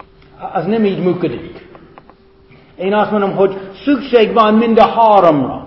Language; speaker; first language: Hungarian; non-native, fluent; English